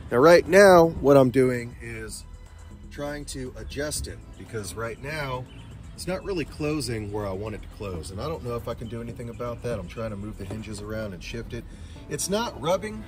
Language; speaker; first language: English; native; English